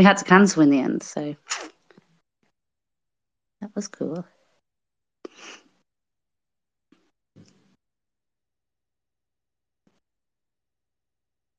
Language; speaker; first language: English; native; English